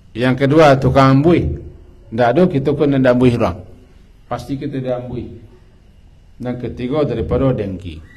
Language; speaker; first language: Malay; non-native, local second language; Minangkabau